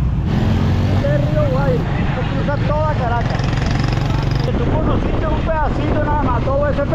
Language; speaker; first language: Spanish; native; Spanish